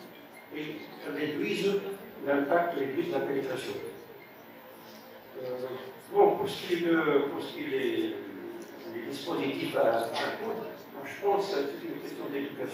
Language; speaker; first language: French; non-native, local second language; Arabic